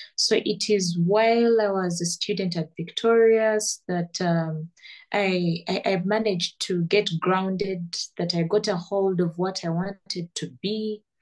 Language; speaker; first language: English; non-native, local second language; Ganda